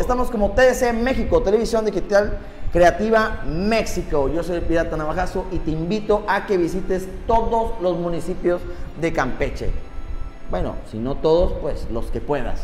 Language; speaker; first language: Spanish; native; Spanish